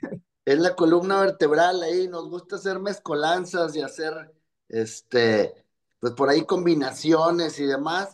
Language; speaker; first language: Spanish; native; Spanish